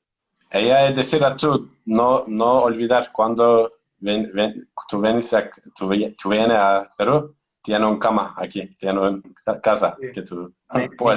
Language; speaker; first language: Spanish; non-native, learner; Turkish